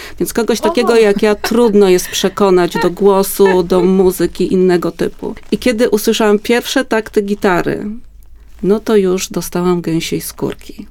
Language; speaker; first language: Polish; native; Polish